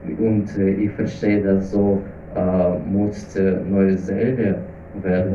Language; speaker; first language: German; non-native, learner; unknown